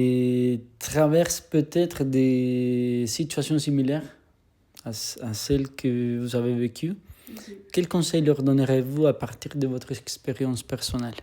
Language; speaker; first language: French; non-native, fluent; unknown